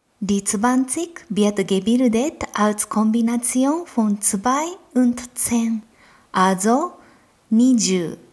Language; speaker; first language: German; non-native, fluent; Japanese